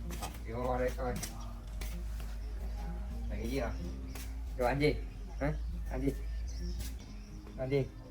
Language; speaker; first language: Vietnamese; native; Vietnamese